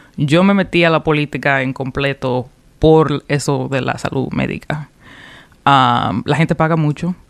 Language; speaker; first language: Spanish; early bilingual, heritage; Spanish